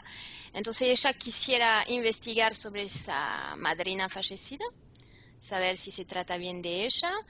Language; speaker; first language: Spanish; non-native, fluent; French